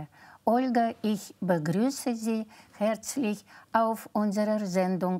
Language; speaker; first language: German; non-native, fluent; Russian